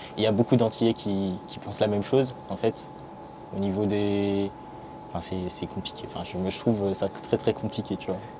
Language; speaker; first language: French; native; French